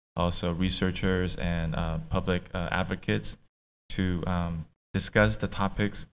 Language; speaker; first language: English; native; English